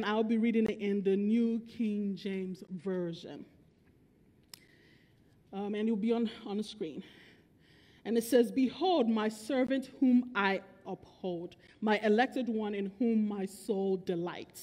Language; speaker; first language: English; non-native, local second language; Igbo